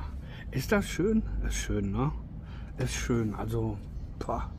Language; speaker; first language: German; native; German